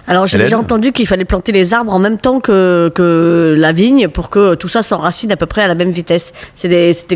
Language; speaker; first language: French; native; French